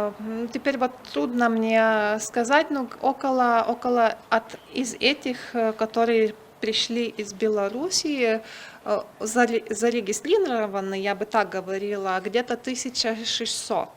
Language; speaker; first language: Russian; non-native, fluent; Lithuanian